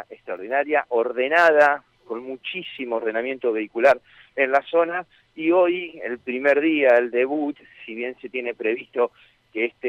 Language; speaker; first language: Spanish; native; Spanish